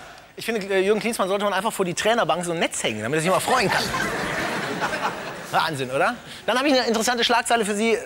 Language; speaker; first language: German; native; German